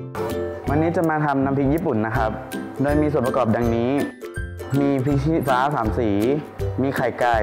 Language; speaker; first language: Thai; native; Thai